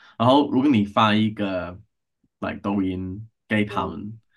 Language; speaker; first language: Chinese; non-native, learner; English